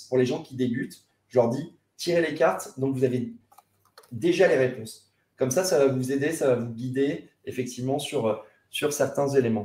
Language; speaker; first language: French; native; French